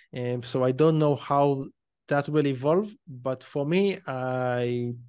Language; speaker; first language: English; non-native, fluent; Hebrew